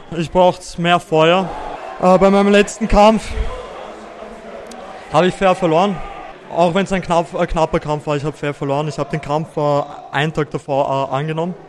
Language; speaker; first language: German; early bilingual, other home language; Serbian